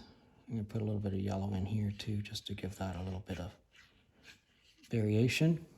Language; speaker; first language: English; native; English